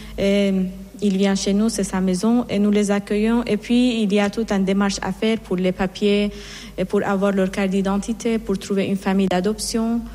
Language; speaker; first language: French; non-native, fluent; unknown